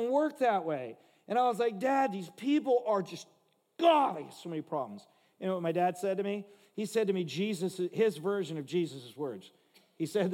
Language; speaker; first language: English; native; English